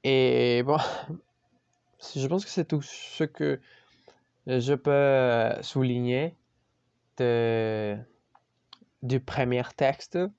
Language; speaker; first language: French; non-native, learner; Spanish